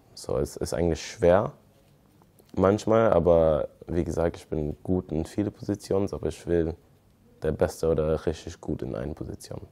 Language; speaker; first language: German; non-native, fluent; English